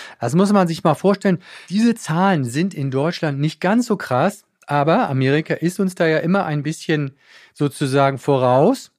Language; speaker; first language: German; native; German